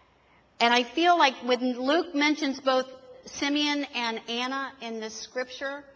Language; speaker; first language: English; native; English